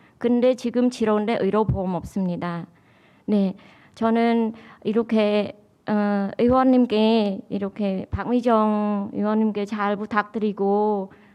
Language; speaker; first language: Korean; non-native, learner; Khmer